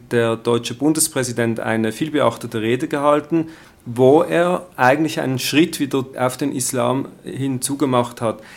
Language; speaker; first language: German; native; German